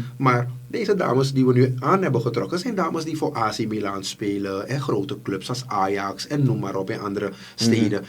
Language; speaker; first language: Dutch; native; Dutch